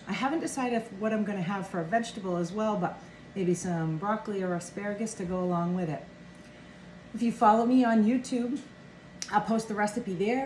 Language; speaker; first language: English; native; English